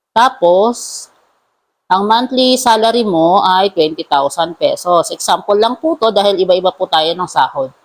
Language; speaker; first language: Filipino; non-native, local second language; Cebuano